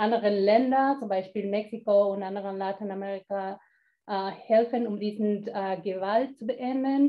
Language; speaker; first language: German; non-native, fluent; Spanish